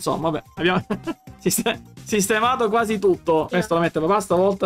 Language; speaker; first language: Italian; native; Italian